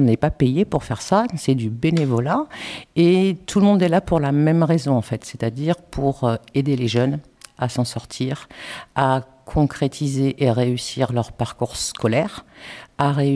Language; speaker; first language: French; native; French